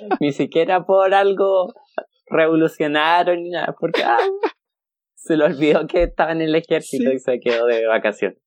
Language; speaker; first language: Spanish; native; Spanish